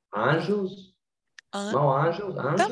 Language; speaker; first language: Portuguese; non-native, learner; English